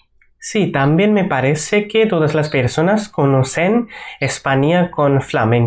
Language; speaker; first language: Spanish; non-native, learner; Bangla